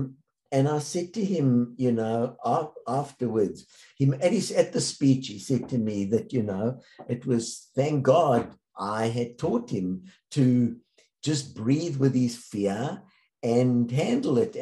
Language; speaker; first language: English; native; English